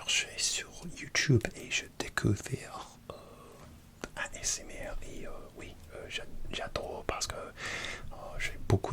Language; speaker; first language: French; non-native, learner; English